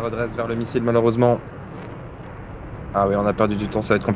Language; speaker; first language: French; native; French